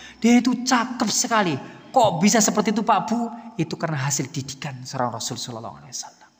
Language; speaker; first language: Indonesian; native; Indonesian